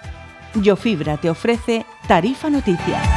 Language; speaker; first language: Spanish; native; Spanish